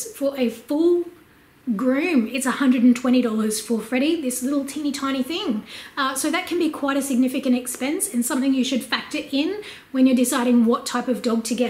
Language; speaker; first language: English; native; English